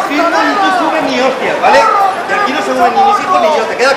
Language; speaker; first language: Spanish; native; Spanish